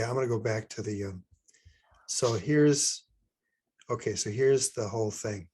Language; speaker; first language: English; native; English